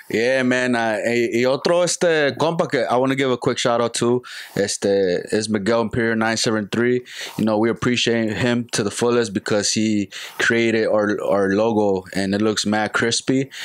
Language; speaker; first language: English; early bilingual, other home language; Spanish